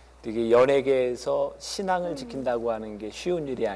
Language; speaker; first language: Korean; native; Korean